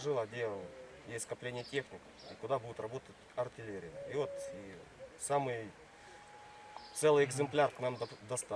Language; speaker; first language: Russian; native; Russian